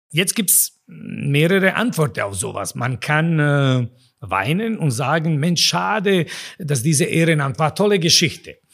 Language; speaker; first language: German; non-native, fluent; Serbian